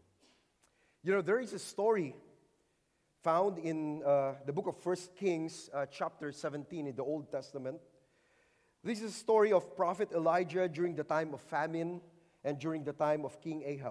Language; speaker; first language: English; non-native, local second language; Filipino